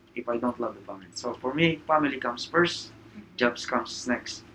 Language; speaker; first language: English; non-native, local second language; Filipino